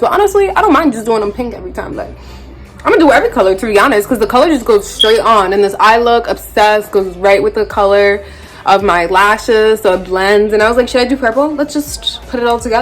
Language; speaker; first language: English; native; English